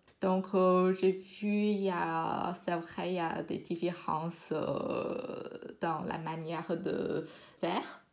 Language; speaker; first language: French; non-native, fluent; Chinese